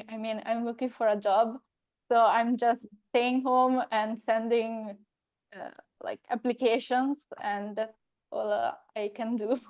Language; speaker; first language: English; non-native, fluent; Italian